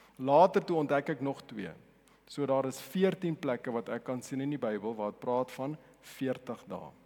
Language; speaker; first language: Afrikaans; non-native, local second language; Tswana